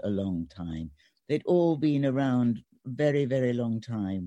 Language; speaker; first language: English; native; English